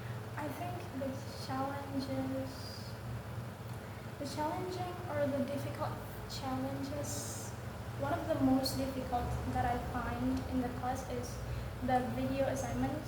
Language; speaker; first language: English; non-native, learner; Indonesian